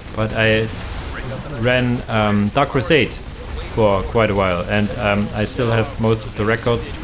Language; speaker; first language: English; non-native, fluent; German